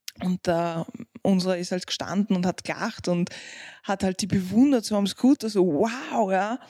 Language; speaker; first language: German; non-native, local second language; English